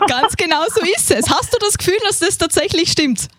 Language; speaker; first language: German; native; German